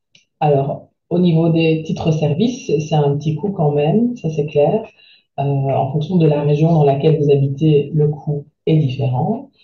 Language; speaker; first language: French; native; French